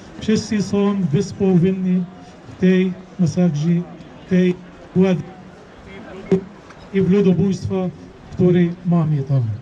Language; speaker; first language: Polish; non-native, fluent; Arabic